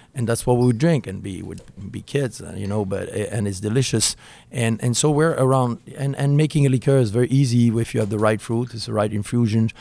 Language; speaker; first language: English; non-native, fluent; French